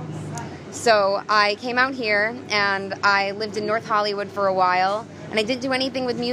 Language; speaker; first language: English; native; English